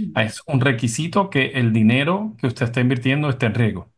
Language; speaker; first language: Spanish; native; Spanish